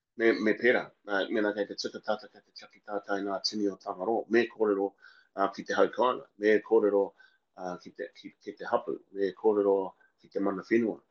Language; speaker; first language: Māori; non-native, local second language; English